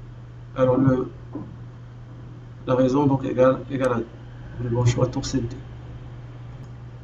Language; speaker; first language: French; non-native, local second language; Arabic